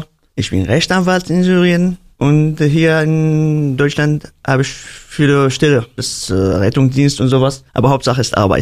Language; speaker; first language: German; non-native, learner; Arabic